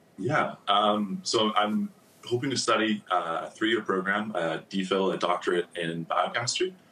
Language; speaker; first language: English; native; English